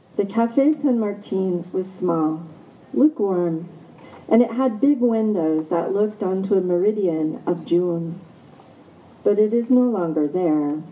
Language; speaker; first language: English; native; English